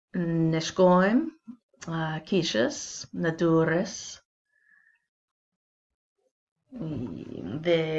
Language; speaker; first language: Albanian; non-native, learner; English